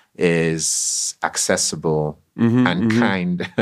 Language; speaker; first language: English; non-native, local second language; Yoruba